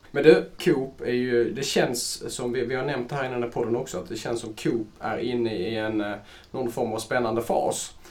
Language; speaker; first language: Swedish; native; Swedish